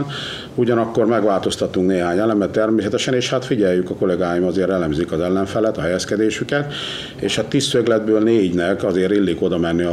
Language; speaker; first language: Hungarian; native; Hungarian